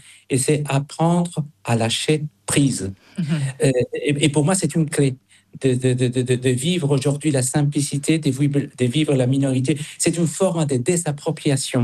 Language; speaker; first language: French; non-native, fluent; Spanish